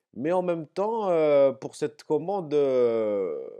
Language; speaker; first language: French; non-native, local second language; Arabic